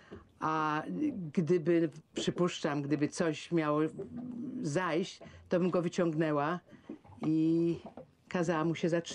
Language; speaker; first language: Polish; native; Polish